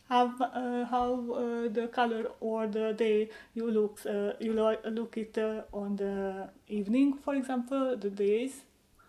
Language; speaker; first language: English; non-native, learner; Hungarian